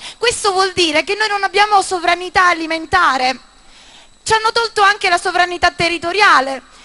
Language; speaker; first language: Italian; native; Italian